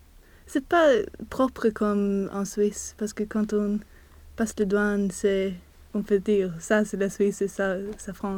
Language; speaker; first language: French; non-native, learner; Swedish